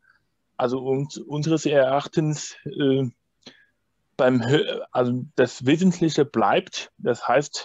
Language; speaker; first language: German; non-native, fluent; Chinese